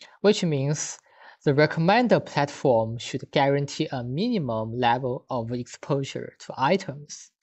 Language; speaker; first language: English; non-native, fluent; Chinese